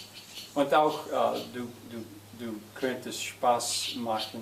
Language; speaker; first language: German; non-native, learner; English